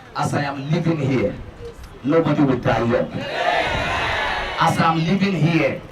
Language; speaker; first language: English; non-native, local second language; Yoruba